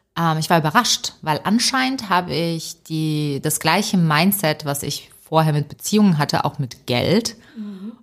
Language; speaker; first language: German; early bilingual, other home language; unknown